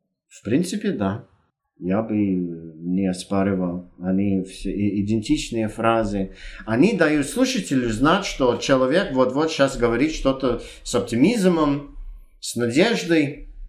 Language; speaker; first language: Russian; non-native, fluent; English